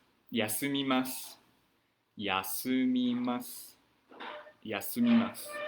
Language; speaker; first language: Japanese; non-native, fluent; English